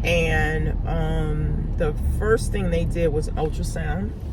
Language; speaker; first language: English; native; English